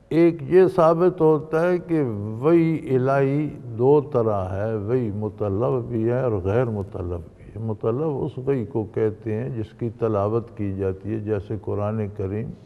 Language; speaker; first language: Urdu; non-native, local second language; Punjabi